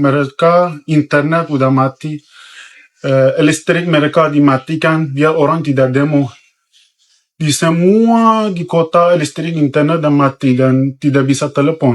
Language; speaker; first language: Indonesian; non-native, fluent; Persian